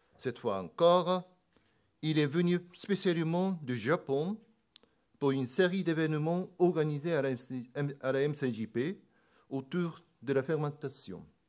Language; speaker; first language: French; non-native, fluent; Japanese